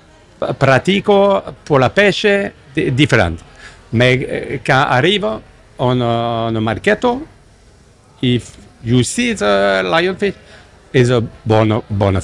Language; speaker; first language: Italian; non-native, learner; English